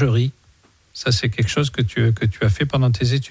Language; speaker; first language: French; native; French